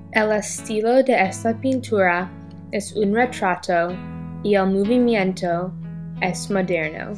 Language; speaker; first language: Spanish; non-native, learner; English